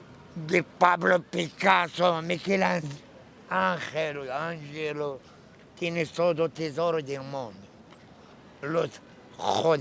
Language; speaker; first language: Spanish; non-native, learner; Arabic